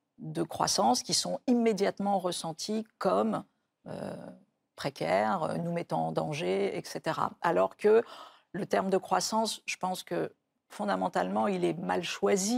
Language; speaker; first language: French; native; French